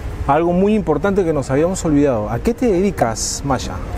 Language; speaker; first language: Spanish; native; Spanish